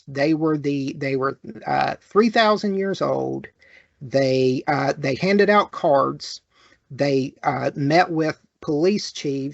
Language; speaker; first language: English; native; English